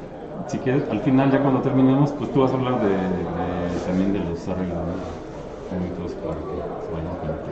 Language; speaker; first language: Spanish; native; Spanish